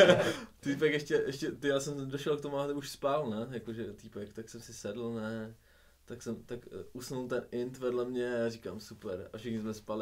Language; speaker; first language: Czech; native; Czech